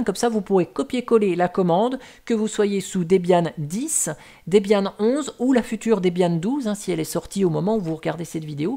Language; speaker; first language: French; native; French